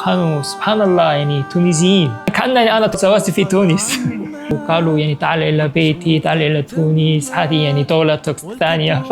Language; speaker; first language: Arabic; non-native, fluent; Korean